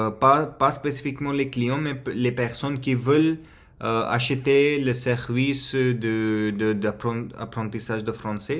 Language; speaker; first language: French; non-native, fluent; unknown